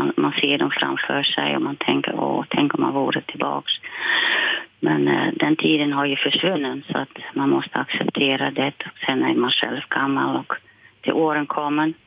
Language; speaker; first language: Swedish; non-native, fluent; Dutch